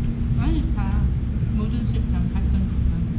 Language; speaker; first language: Korean; non-native, fluent; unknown